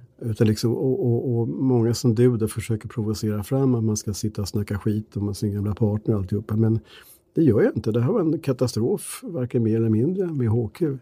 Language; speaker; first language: Swedish; native; Swedish